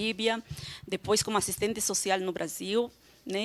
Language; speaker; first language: Portuguese; non-native, fluent; Spanish